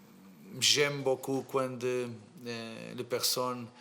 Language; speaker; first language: French; non-native, fluent; Portuguese